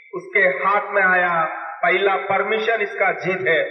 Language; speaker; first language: Hindi; non-native, local second language; Telugu